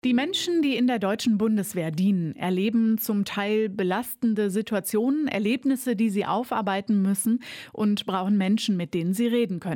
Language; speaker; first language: German; native; German